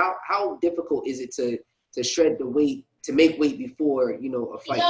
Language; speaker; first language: English; native; English